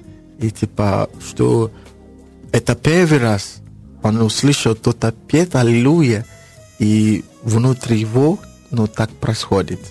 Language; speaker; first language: Russian; non-native, learner; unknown